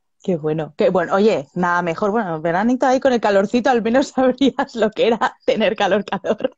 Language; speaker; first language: Spanish; native; Spanish